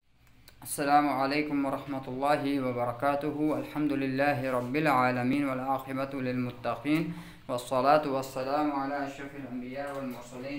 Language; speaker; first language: Arabic; non-native, fluent; Urdu